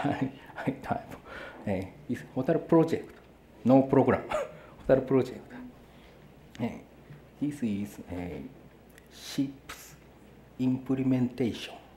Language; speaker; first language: English; non-native, learner; Japanese